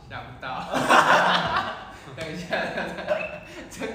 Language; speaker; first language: Chinese; non-native, learner; Thai